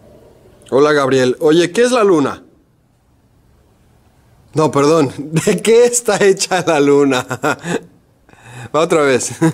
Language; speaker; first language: Spanish; native; Spanish